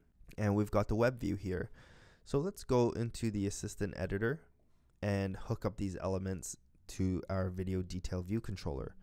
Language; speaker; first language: English; native; English